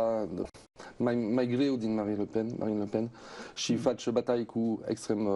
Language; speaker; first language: Romanian; non-native, learner; French